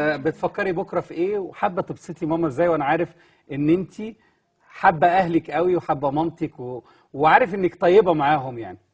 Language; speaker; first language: Egyptian Arabic; native; Egyptian Arabic